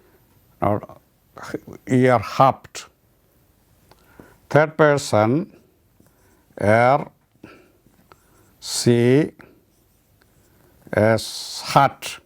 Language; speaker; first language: German; non-native, learner; Malayalam